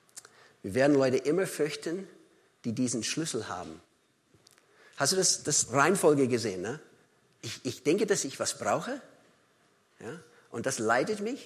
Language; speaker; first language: German; non-native, fluent; English